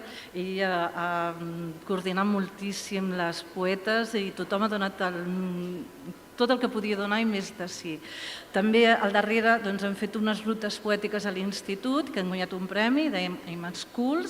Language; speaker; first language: Catalan; native; Catalan